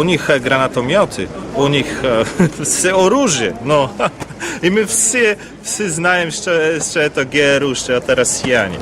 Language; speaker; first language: Ukrainian; non-native, learner; Polish